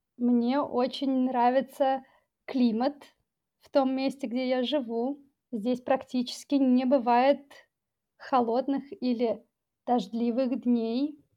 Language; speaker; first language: Russian; native; Russian